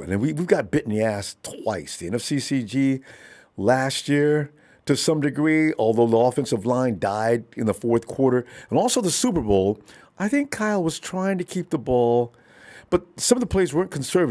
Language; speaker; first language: English; native; English